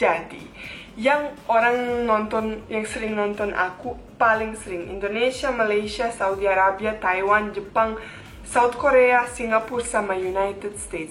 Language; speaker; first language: Indonesian; non-native, fluent; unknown